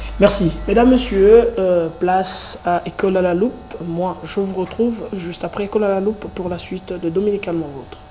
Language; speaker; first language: French; non-native, local second language; Lingala